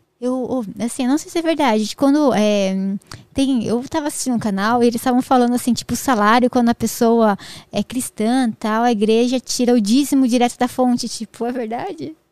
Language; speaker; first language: Portuguese; native; Portuguese